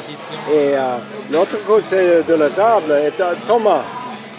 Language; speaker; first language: French; non-native, learner; English